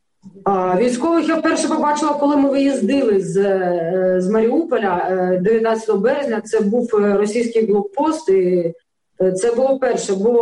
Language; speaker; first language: Ukrainian; native; Ukrainian